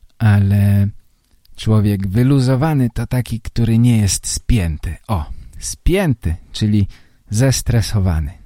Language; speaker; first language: Polish; native; Polish